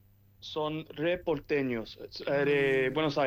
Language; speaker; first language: Spanish; early bilingual, heritage; English